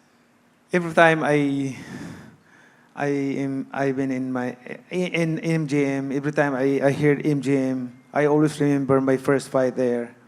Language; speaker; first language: English; non-native, local second language; Cebuano